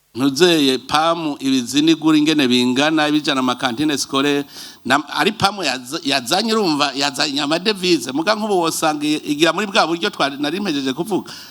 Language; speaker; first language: Rundi; native; Rundi